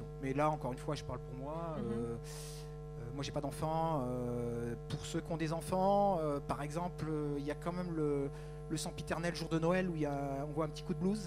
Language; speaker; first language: French; native; French